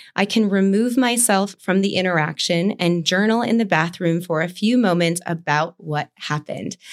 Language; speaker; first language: English; native; English